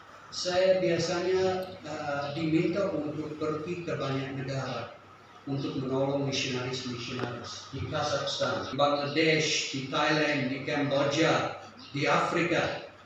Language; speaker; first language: Indonesian; non-native, fluent; English